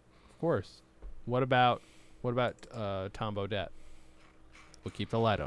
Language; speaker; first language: English; native; English